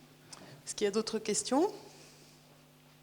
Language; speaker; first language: French; native; French